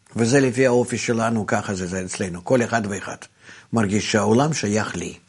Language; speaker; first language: Hebrew; non-native, fluent; Russian